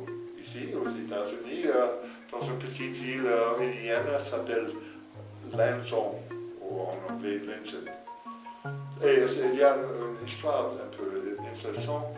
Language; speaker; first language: French; non-native, fluent; English